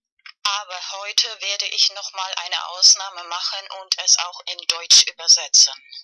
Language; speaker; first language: German; non-native, fluent; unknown